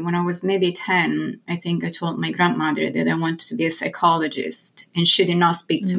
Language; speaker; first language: English; non-native, fluent; Italian